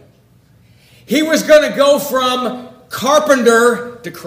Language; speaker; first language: English; native; English